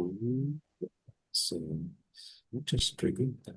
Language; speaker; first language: Spanish; non-native, learner; Filipino